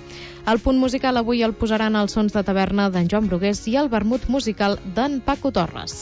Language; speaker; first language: Catalan; native; Catalan